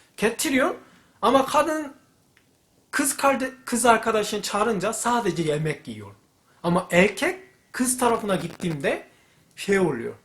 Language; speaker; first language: Turkish; non-native, fluent; Korean